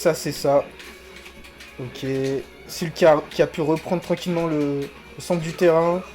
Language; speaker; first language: French; native; French